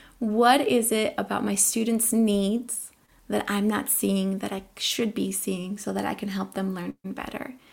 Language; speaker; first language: English; early bilingual, other home language; Spanish